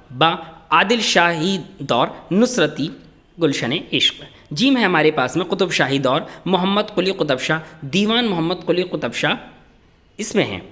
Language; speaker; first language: Urdu; native; Urdu